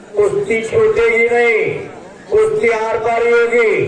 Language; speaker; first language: Hindi; non-native, local second language; Marathi